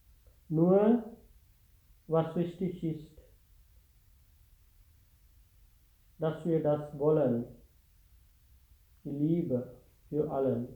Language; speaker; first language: German; non-native, fluent; Sinhala